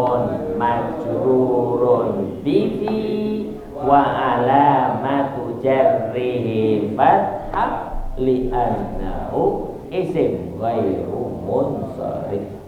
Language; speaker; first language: Arabic; non-native, fluent; Indonesian